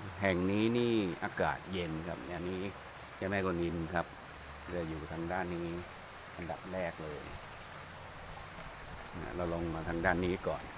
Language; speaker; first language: Thai; native; Thai